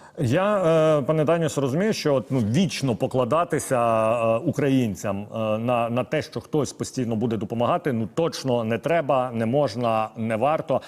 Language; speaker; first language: Ukrainian; native; Ukrainian